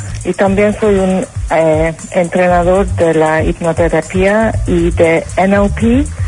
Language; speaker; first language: Spanish; non-native, learner; English